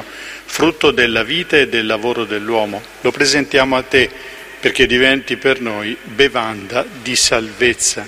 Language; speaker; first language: Italian; native; Italian